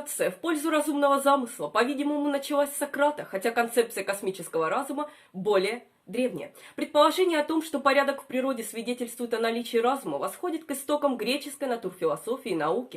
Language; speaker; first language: Russian; native; Russian